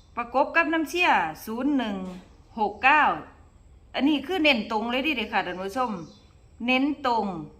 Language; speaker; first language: Thai; native; Thai